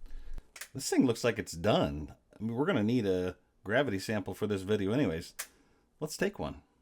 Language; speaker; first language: English; native; English